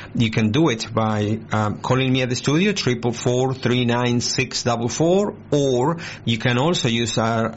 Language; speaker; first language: English; non-native, fluent; Spanish